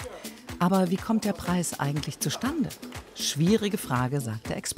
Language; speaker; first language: German; native; German